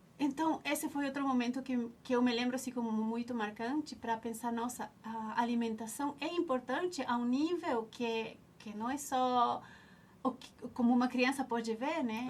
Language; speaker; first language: Portuguese; non-native, fluent; Spanish